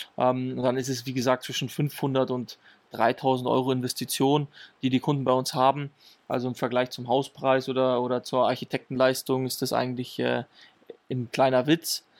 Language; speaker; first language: German; early bilingual, other home language; Italian